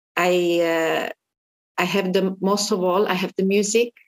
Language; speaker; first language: English; non-native, fluent; Armenian